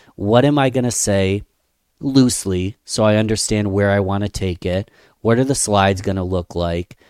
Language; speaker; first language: English; native; English